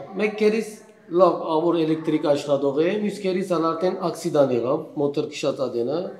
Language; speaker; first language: Armenian; early bilingual, heritage; Armenian